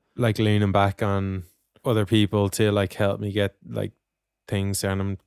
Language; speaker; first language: English; native; English